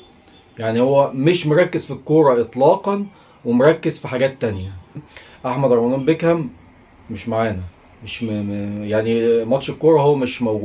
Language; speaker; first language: Arabic; native; Arabic